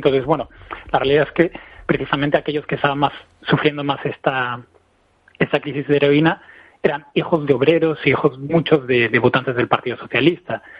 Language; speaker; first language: Spanish; native; Spanish